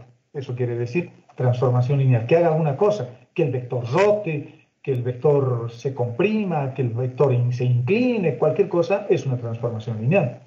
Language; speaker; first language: Spanish; native; Spanish